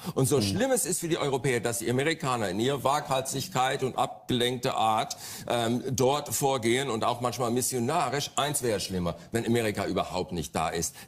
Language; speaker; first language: German; non-native, fluent; English